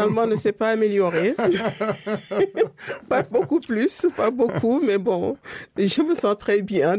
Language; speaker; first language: French; non-native, local second language; Wolof